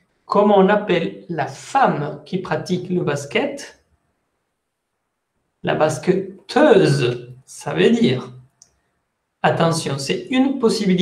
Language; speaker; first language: French; non-native, fluent; Spanish